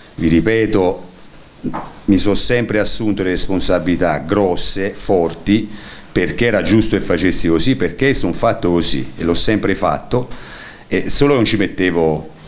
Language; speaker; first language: Italian; native; Italian